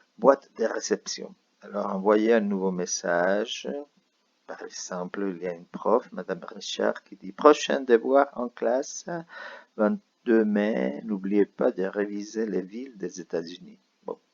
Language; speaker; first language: French; non-native, fluent; Spanish